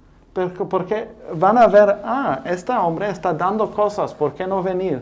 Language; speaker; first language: Spanish; non-native, fluent; English